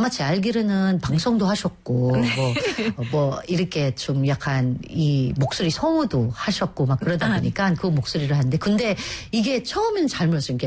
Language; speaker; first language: Korean; native; Korean